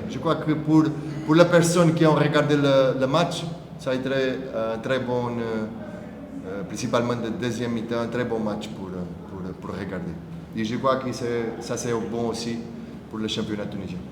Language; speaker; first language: French; non-native, fluent; Portuguese